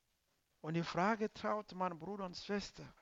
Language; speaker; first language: German; non-native, learner; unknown